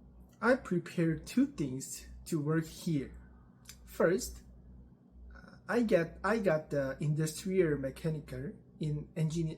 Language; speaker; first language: English; non-native, learner; Korean